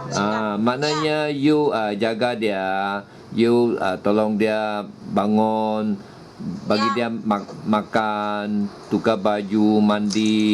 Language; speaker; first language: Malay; non-native, local second language; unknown